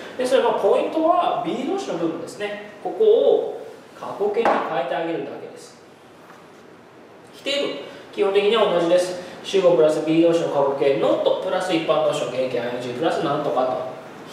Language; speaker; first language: Japanese; native; Japanese